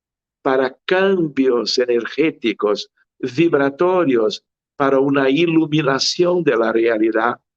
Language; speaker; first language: Spanish; non-native, fluent; Portuguese